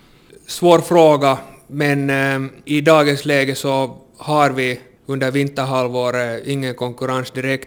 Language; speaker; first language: Swedish; native; Swedish